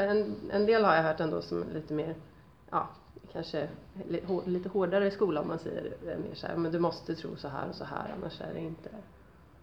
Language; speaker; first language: Swedish; native; Swedish